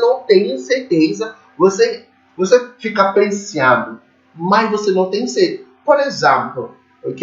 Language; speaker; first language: Portuguese; non-native, fluent; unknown